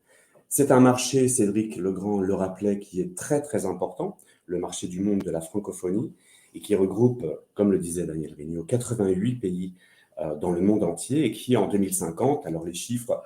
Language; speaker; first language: French; native; French